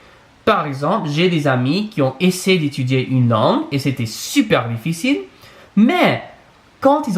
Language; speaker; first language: French; non-native, fluent; English